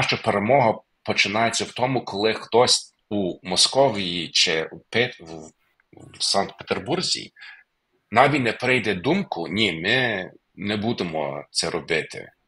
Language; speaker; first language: Ukrainian; non-native, fluent; English